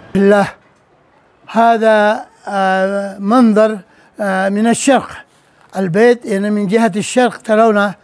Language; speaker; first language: Arabic; non-native, fluent; Urdu